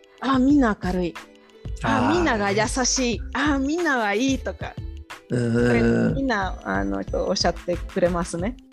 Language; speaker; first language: Japanese; non-native, fluent; Spanish